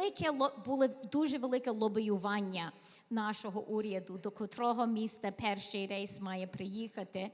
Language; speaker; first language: Ukrainian; early bilingual, heritage; Ukrainian